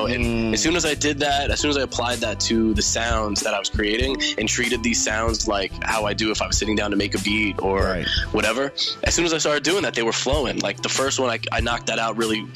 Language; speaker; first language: English; native; English